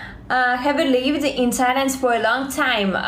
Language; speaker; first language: English; non-native, learner; Russian